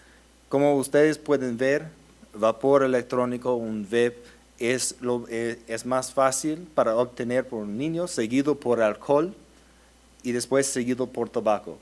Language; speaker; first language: Spanish; early bilingual, heritage; Spanish